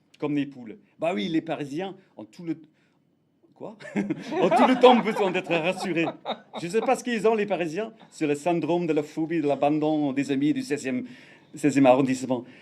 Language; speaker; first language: French; non-native, fluent; English